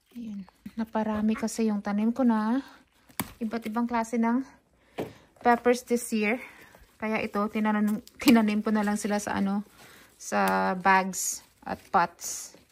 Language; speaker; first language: Filipino; non-native, local second language; Hiligaynon